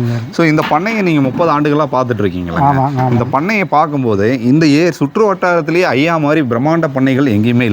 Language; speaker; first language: Tamil; native; Tamil